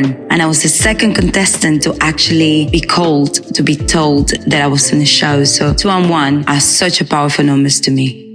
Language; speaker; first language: English; non-native, fluent; Spanish